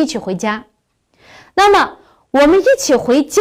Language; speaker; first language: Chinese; non-native, local second language; Uyghur